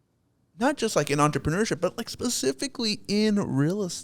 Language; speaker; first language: English; native; English